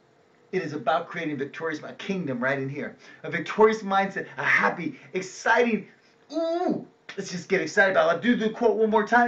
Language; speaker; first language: English; native; English